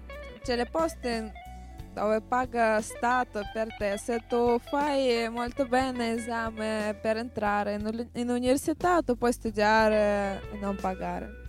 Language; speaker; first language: Italian; non-native, learner; Russian